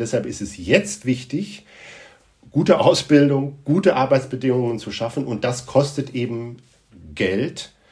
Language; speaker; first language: German; native; German